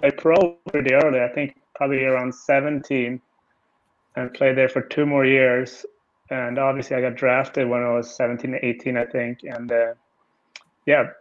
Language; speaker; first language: English; non-native, fluent; Swedish